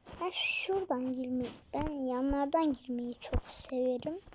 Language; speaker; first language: Turkish; native; Turkish